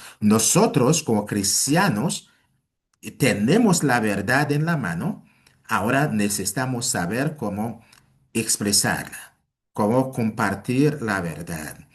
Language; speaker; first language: Spanish; non-native, fluent; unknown